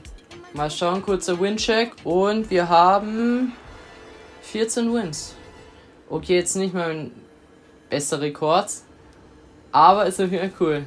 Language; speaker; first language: German; native; German